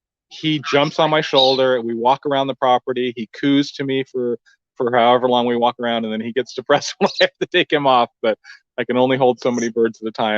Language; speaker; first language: English; native; English